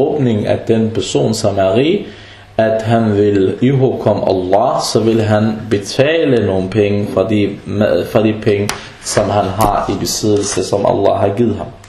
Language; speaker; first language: Danish; non-native, fluent; Arabic